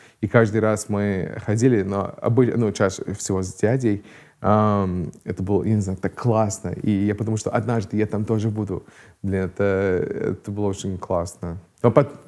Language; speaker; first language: Russian; non-native, fluent; English